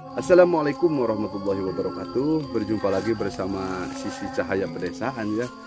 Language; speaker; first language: Indonesian; non-native, local second language; Sundanese